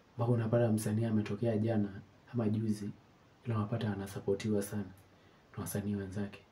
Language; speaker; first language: Swahili; non-native, local second language; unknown